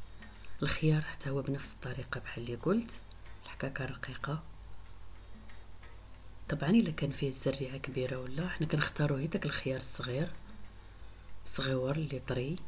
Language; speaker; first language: Arabic; native; Arabic